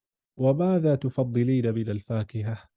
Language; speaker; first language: Arabic; non-native, fluent; English